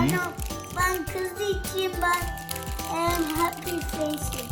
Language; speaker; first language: Turkish; early bilingual, heritage; Turkish